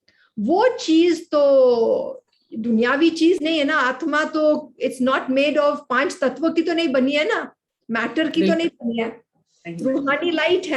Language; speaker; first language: Hindi; native; Hindi